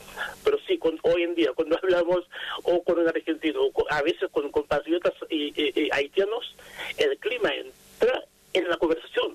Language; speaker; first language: Spanish; non-native, fluent; Haitian Creole